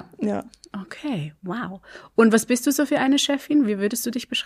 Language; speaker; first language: German; native; German